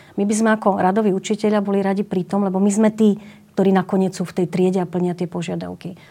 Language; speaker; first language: Slovak; native; Slovak